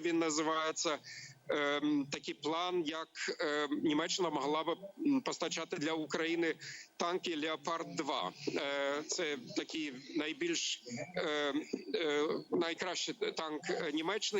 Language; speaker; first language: Ukrainian; non-native, learner; German